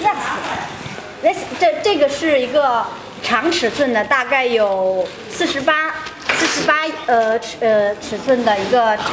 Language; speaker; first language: Chinese; native; Chinese